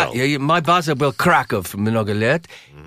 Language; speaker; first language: Russian; non-native, learner; English